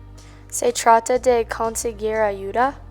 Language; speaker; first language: Spanish; non-native, learner; English